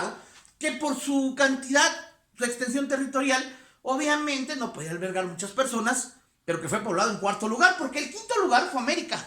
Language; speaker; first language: Spanish; native; Spanish